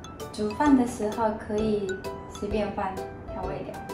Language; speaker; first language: Chinese; non-native, fluent; Japanese